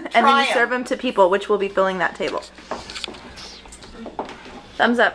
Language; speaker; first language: English; native; English